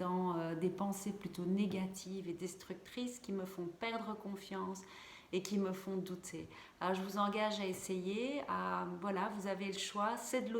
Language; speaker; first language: French; native; French